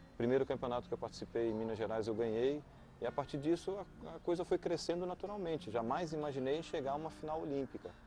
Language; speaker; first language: Portuguese; early bilingual, other home language; Spanish